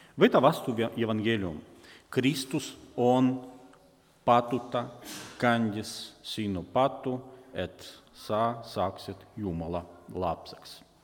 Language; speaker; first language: Estonian; non-native, local second language; Russian